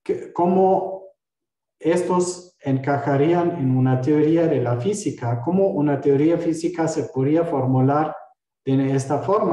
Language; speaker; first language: Spanish; non-native, fluent; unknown